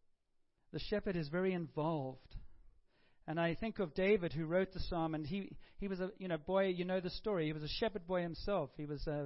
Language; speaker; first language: English; native; English